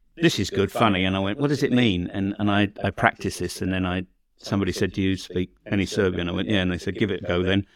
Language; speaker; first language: English; native; English